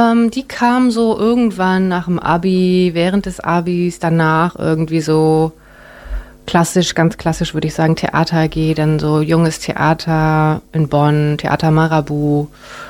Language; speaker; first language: German; early bilingual, other home language; Japanese